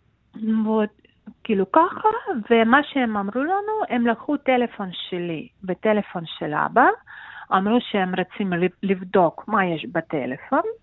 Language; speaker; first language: Hebrew; non-native, fluent; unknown